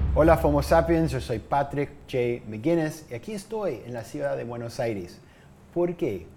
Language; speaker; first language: Spanish; non-native, fluent; English